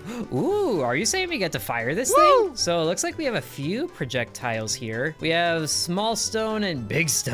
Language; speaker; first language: English; native; English